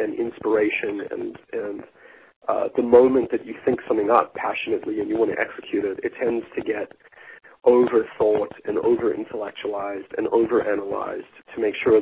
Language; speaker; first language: English; native; English